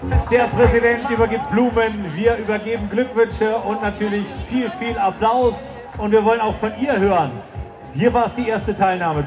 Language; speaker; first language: German; native; German